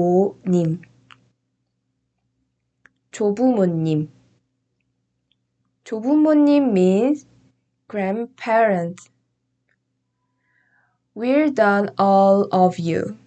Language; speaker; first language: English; non-native, fluent; Korean